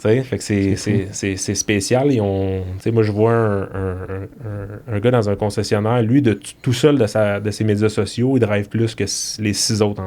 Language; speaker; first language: French; native; French